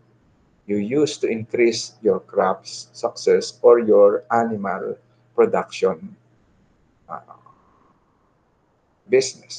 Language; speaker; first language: English; non-native, local second language; Filipino